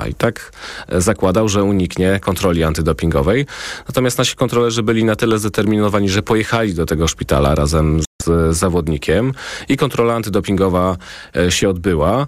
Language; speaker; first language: Polish; native; Polish